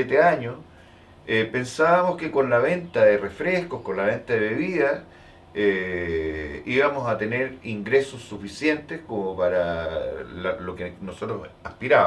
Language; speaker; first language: Spanish; native; Spanish